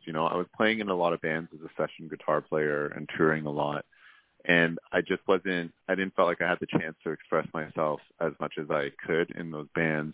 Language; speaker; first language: English; native; English